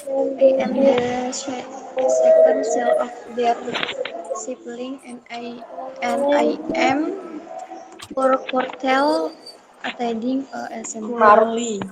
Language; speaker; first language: English; non-native, learner; Indonesian